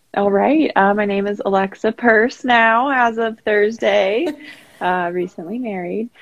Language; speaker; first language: English; native; English